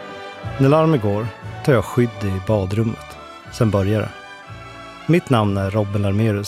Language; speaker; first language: Swedish; native; Swedish